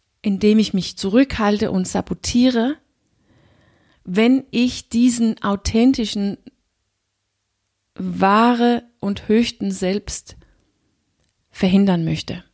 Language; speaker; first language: German; non-native, fluent; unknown